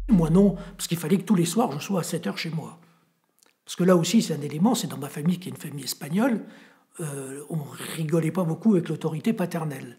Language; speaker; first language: French; native; French